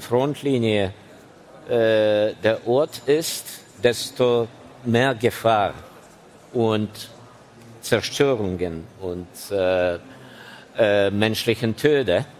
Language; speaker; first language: German; non-native, fluent; Ukrainian